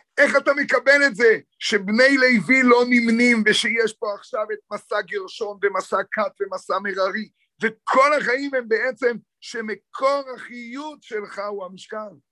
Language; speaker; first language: Hebrew; native; Hebrew